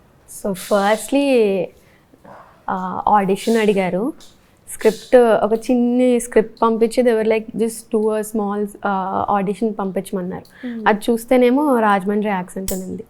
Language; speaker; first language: Telugu; early bilingual, heritage; Telugu